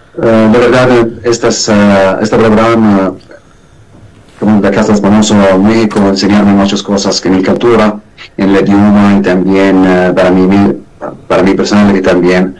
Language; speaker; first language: Spanish; non-native, learner; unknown